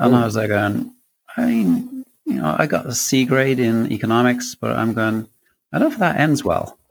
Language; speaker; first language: English; native; English